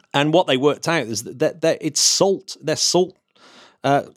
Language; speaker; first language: English; native; English